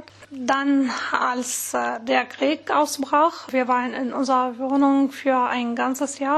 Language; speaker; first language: German; non-native, fluent; Arabic